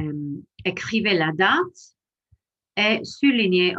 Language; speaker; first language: French; non-native, fluent; English